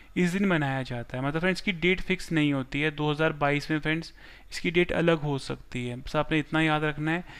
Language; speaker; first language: Hindi; non-native, local second language; Gujarati